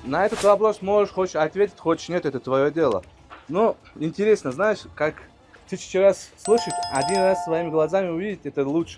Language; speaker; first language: Russian; non-native, local second language; Uzbek